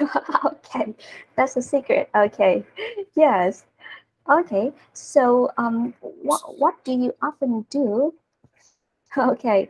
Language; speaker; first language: English; non-native, learner; Vietnamese